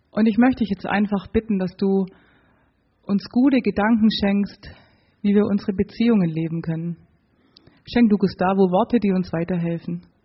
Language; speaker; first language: German; native; German